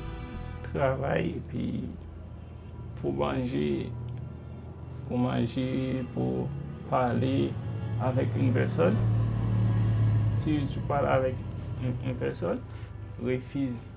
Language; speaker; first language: French; non-native, learner; Haitian Creole